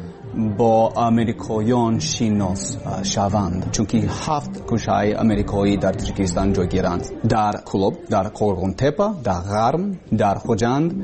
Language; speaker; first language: Persian; non-native, learner; English